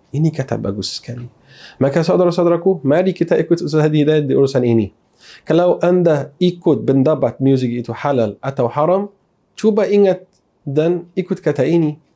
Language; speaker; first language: Malay; non-native, fluent; Arabic